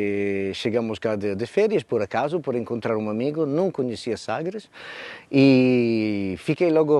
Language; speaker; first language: Portuguese; non-native, fluent; Italian